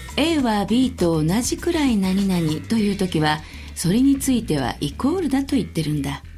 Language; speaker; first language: Japanese; native; Japanese